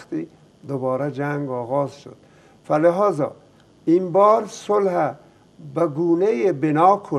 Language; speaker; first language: Persian; native; Persian